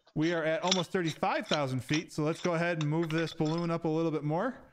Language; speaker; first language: English; native; English